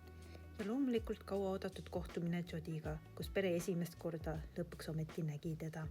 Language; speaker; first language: Estonian; native; Estonian